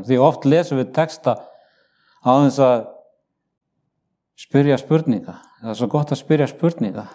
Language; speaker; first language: Icelandic; native; Icelandic